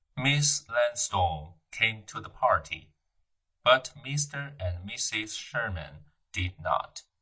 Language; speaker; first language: English; non-native, fluent; Chinese